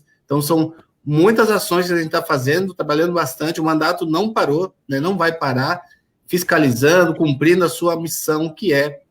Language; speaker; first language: Portuguese; native; Portuguese